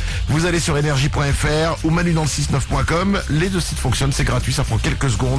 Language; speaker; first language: French; native; French